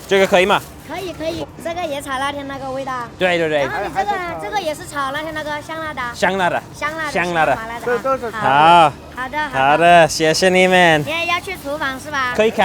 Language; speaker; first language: Chinese; non-native, fluent; English